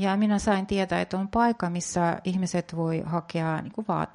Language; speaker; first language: Finnish; non-native, fluent; Russian